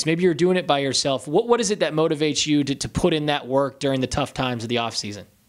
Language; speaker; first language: English; native; English